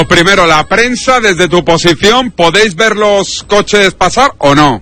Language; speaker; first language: Spanish; native; Spanish